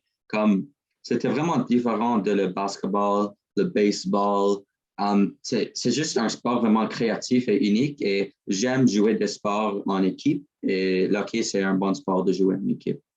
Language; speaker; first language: French; non-native, learner; English